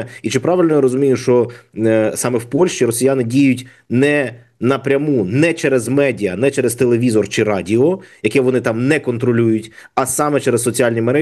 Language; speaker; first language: Ukrainian; native; Ukrainian